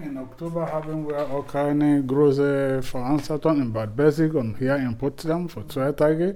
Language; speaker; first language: German; non-native, fluent; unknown